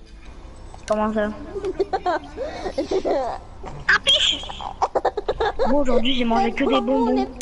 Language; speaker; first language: French; native; French